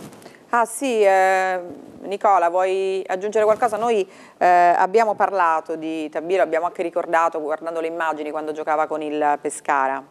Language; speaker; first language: Italian; native; Italian